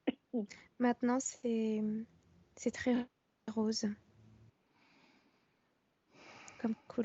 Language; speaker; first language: French; native; French